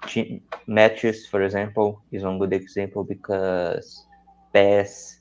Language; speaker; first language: English; non-native, learner; Portuguese